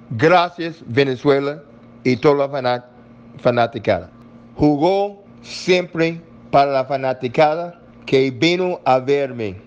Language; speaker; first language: Spanish; non-native, learner; English